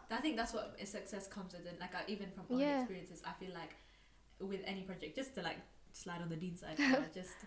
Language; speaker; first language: English; native; English